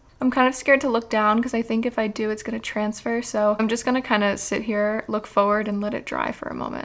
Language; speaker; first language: English; native; English